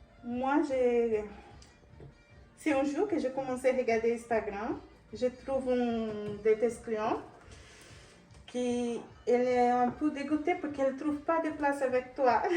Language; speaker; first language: French; non-native, learner; Portuguese